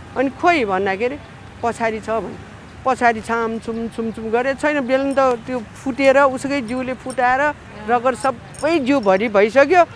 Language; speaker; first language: Nepali; non-native, local second language; Newari